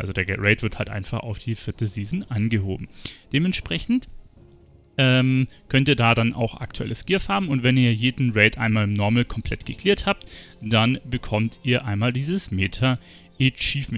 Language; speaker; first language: German; native; German